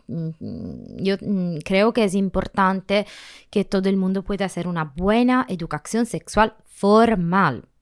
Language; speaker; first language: Spanish; non-native, learner; Italian